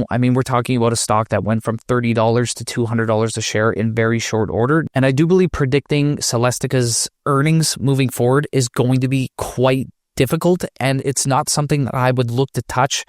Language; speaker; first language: English; native; English